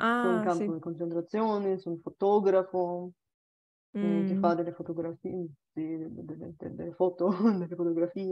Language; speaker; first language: Italian; non-native, learner; Bulgarian